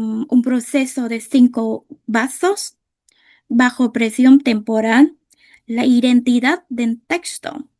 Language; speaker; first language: Spanish; non-native, fluent; Vietnamese